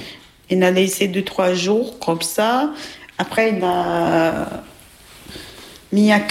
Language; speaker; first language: French; non-native, learner; Albanian